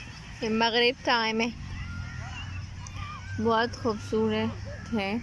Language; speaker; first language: Hindi; non-native, learner; Arabic